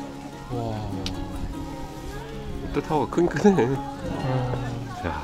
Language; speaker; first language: Korean; native; Korean